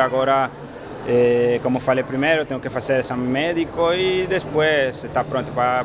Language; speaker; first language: Portuguese; non-native, learner; Spanish